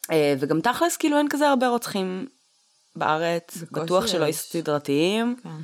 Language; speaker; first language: Hebrew; early bilingual, other home language; Russian